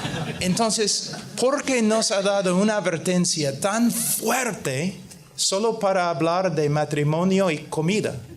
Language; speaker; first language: Spanish; non-native, fluent; English